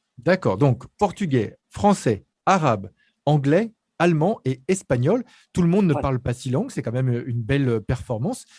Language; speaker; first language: French; native; French